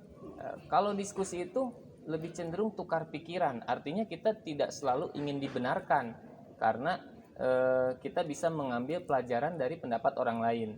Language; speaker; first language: Indonesian; native; Indonesian